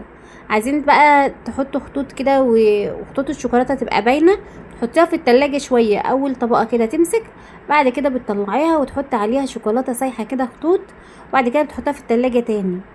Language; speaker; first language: Arabic; native; Arabic